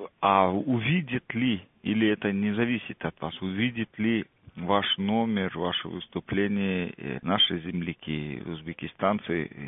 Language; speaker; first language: Russian; non-native, local second language; Uzbek